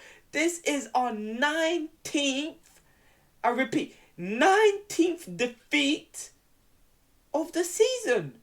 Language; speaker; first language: English; native; English